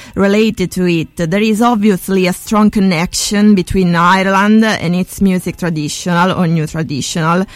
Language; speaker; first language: English; non-native, fluent; Italian